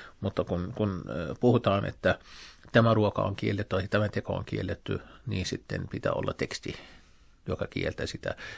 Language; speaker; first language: Finnish; non-native, fluent; Arabic